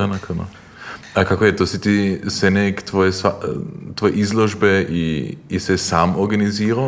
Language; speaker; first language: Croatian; early bilingual, heritage; Croatian